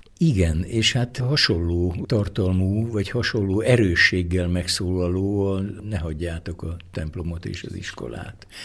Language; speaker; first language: Hungarian; native; Hungarian